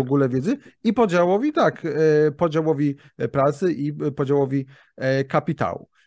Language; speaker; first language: Polish; native; Polish